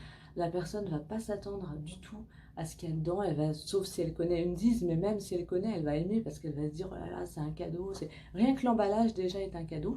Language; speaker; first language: French; native; French